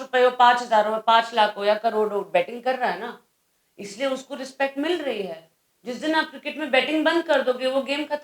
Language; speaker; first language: Hindi; native; Hindi